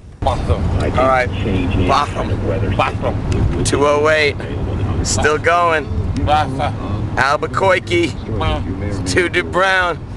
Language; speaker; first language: English; native; English